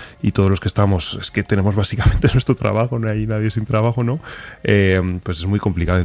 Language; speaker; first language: Spanish; native; Spanish